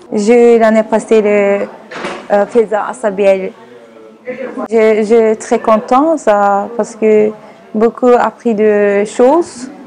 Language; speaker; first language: French; non-native, learner; Turkish